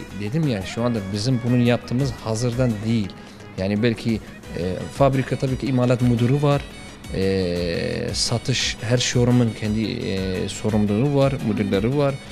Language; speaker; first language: Turkish; non-native, learner; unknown